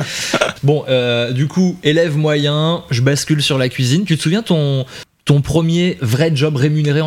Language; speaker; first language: French; native; French